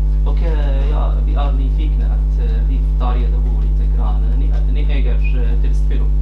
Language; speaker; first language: Swedish; non-native, fluent; Arabic